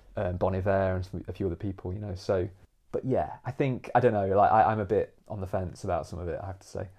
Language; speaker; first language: English; native; English